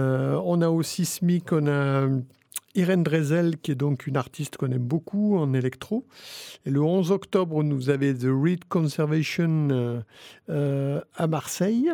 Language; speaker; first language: French; native; French